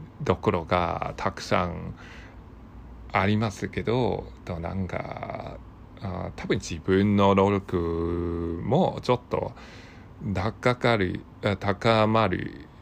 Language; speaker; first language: Japanese; non-native, learner; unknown